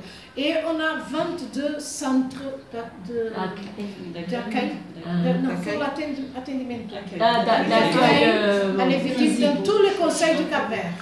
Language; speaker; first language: French; non-native, fluent; Portuguese